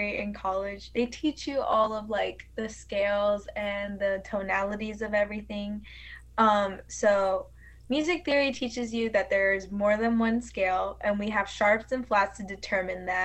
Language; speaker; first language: English; early bilingual, other home language; Spanish